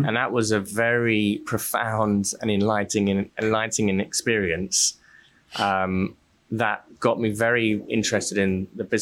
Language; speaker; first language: English; native; English